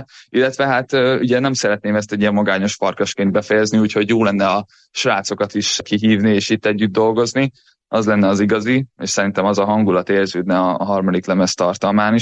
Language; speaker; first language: Hungarian; native; Hungarian